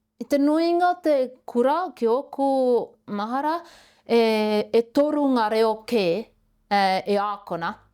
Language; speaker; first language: Māori; non-native, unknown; Estonian